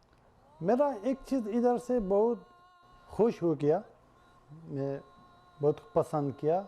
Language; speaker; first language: Hindi; non-native, learner; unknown